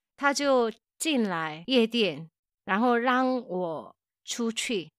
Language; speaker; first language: Chinese; non-native, fluent; Korean